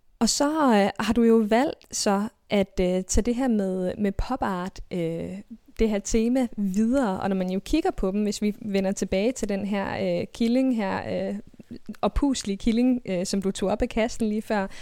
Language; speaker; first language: Danish; native; Danish